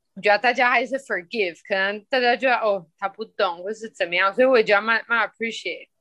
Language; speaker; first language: Chinese; non-native, fluent; Spanish